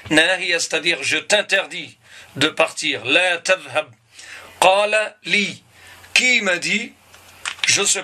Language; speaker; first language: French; non-native, local second language; Arabic